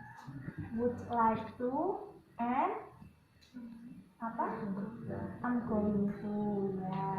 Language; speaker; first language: English; non-native, learner; Indonesian